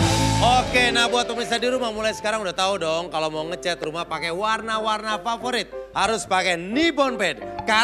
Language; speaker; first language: Indonesian; native; Indonesian